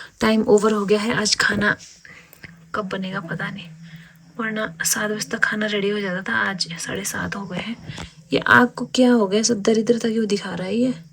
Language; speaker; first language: Hindi; non-native, local second language; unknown